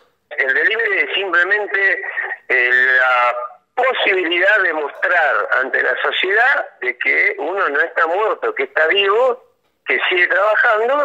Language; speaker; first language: Spanish; native; Spanish